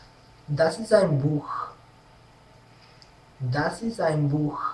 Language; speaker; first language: German; non-native, fluent; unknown